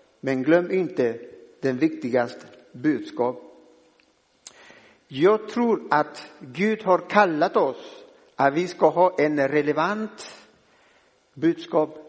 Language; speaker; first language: Swedish; non-native, fluent; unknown